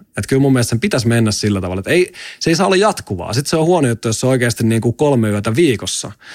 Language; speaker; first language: Finnish; native; Finnish